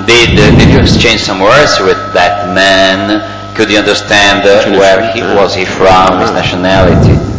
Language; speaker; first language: English; non-native, fluent; Italian